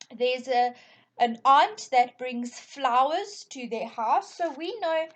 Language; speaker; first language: English; non-native, local second language; Afrikaans